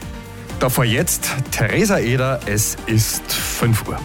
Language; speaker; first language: German; native; German